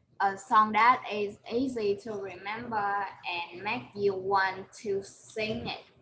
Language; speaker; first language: English; non-native, learner; Vietnamese